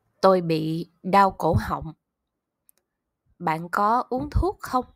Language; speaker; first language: Vietnamese; non-native, learner; German